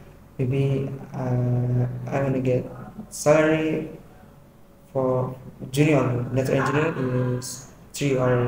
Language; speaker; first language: English; non-native, learner; Indonesian